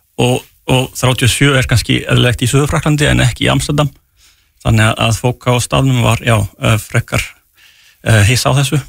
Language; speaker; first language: Icelandic; non-native, fluent; French